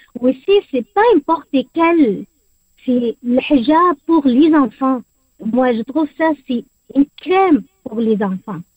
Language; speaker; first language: French; non-native, learner; Arabic